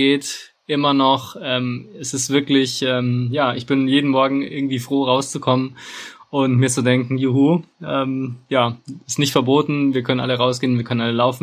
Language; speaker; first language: German; native; German